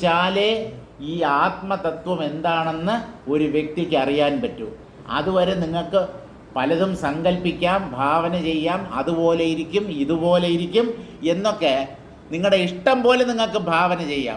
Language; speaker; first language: Malayalam; native; Malayalam